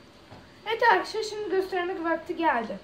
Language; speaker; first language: Turkish; non-native, fluent; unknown